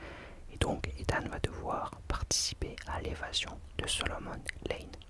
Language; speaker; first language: French; native; French